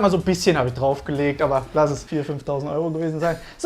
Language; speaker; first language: German; native; German